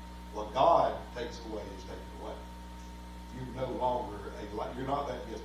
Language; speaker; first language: English; native; English